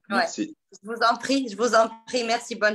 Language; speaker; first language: French; non-native, local second language; Arabic